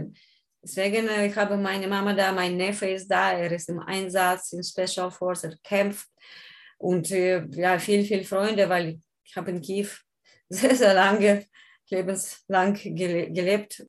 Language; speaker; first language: German; non-native, learner; Ukrainian